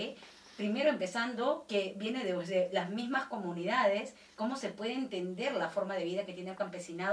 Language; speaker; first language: Spanish; native; Spanish